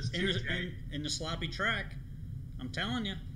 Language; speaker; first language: English; native; English